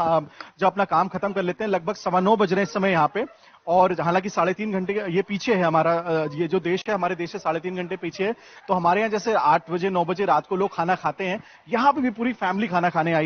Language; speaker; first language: Hindi; native; Hindi